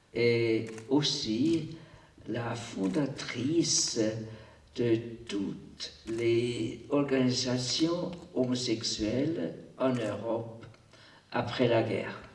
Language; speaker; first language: French; non-native, local second language; German